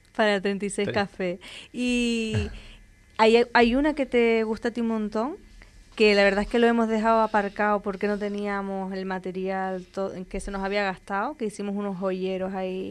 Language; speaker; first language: Spanish; native; Spanish